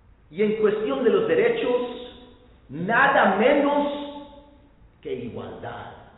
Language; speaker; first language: Spanish; early bilingual, heritage; Spanish